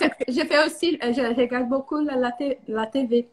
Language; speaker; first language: French; non-native, learner; Portuguese